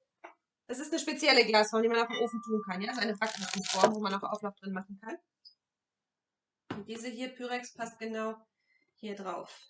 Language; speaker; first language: German; non-native, fluent; French